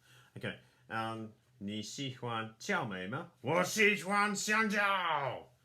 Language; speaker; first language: Chinese; non-native, fluent; English